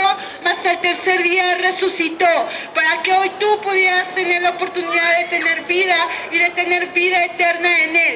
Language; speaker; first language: Spanish; native; Spanish